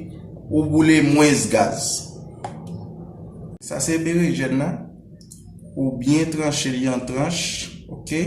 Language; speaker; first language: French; non-native, local second language; Haitian Creole